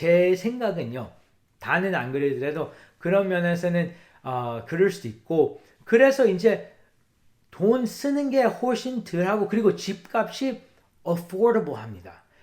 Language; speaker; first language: Korean; early bilingual, heritage; English